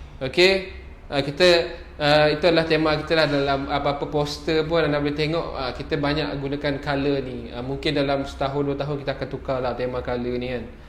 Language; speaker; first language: Malay; native; Malay